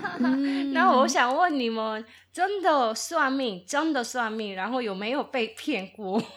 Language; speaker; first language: Chinese; non-native, fluent; Korean